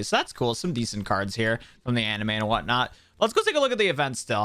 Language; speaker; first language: English; native; English